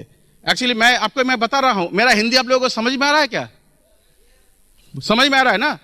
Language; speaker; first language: Hindi; non-native, local second language; Bangla